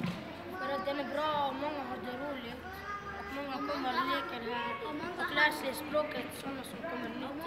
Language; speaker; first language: Swedish; early bilingual, other home language; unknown